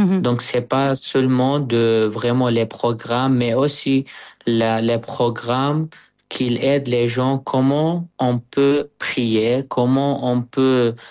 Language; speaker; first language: French; non-native, fluent; Arabic